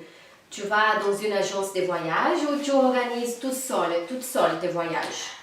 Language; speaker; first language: French; non-native, fluent; Portuguese